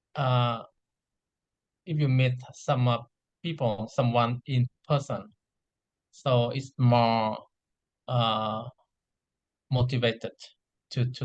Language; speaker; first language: English; non-native, learner; Vietnamese